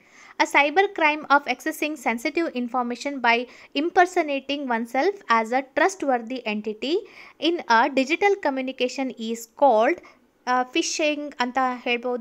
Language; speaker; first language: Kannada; native; Kannada